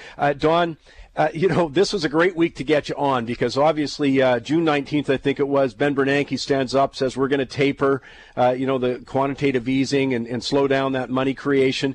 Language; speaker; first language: English; native; English